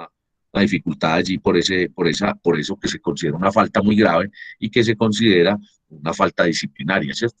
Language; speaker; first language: Spanish; native; Spanish